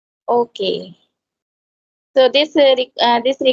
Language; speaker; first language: English; non-native, learner; Hindi